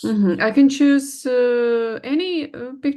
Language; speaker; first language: English; non-native, learner; Russian